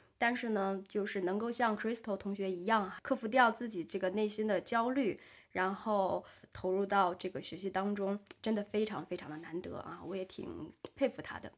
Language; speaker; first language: Chinese; native; Chinese